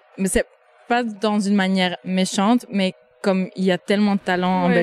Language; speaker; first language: French; non-native, local second language; Dutch